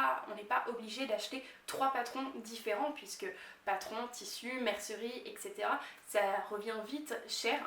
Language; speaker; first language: French; native; French